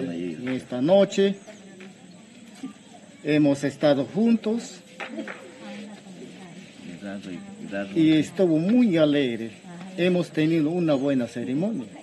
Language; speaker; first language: Spanish; non-native, local second language; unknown